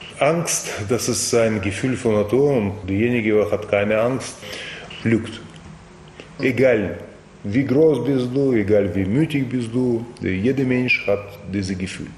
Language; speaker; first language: German; non-native, fluent; Russian